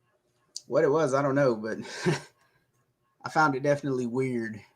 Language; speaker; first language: English; native; English